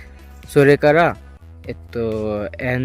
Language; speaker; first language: Japanese; non-native, learner; Bangla